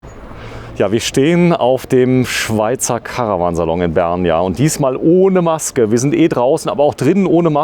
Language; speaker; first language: German; native; German